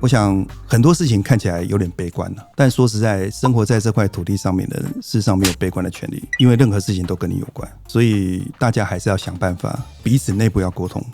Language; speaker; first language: Chinese; native; Chinese